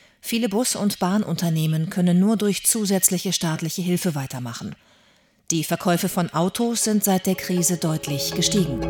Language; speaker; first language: German; native; German